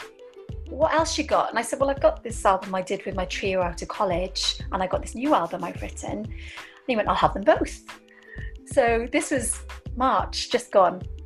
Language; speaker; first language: English; native; English